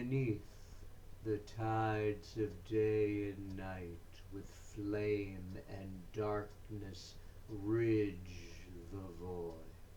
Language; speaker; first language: English; native; English